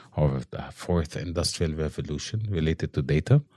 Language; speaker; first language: English; non-native, local second language; Arabic